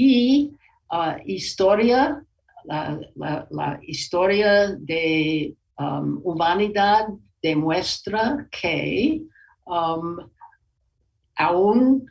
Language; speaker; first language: Spanish; non-native, learner; English